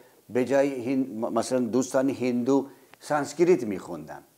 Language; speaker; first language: Persian; non-native, fluent; Urdu